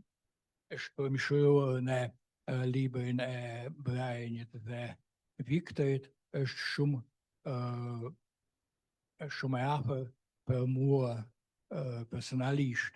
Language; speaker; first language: Albanian; non-native, fluent; Russian